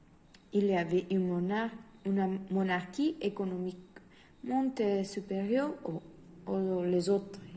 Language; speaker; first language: French; non-native, learner; Spanish